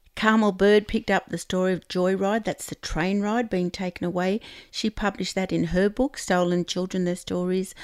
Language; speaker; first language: English; native; English